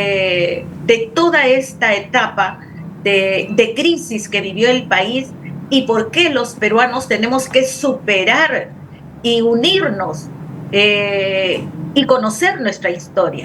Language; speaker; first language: Spanish; native; Spanish